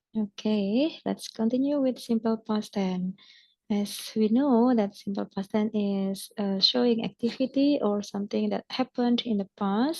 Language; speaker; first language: English; non-native, fluent; Indonesian